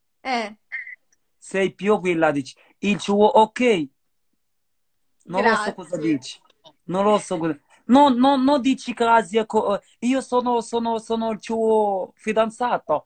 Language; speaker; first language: Italian; non-native, learner; Arabic